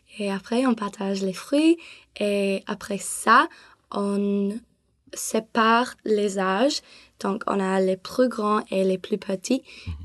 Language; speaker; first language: French; non-native, learner; English